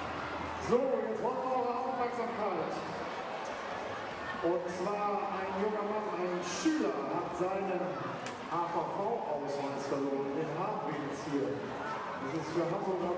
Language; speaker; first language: German; native; German